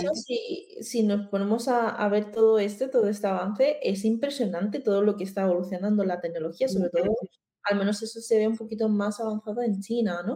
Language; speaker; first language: Spanish; early bilingual, other home language; Chinese